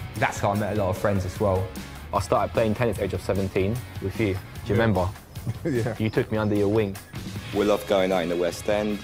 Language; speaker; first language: English; non-native, fluent; Polish